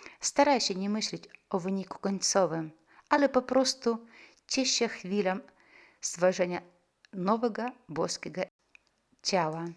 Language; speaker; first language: Polish; non-native, fluent; Russian